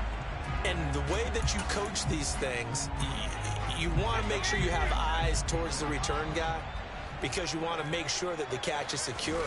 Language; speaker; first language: English; native; English